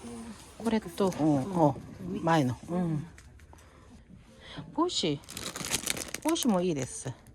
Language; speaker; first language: Japanese; non-native, learner; Korean